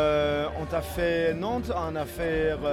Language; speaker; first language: French; non-native, learner; Danish